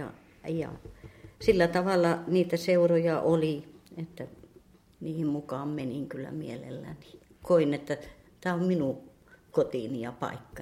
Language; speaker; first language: Finnish; native; Finnish